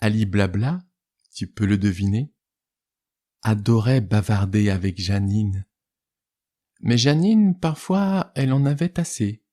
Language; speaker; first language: French; native; French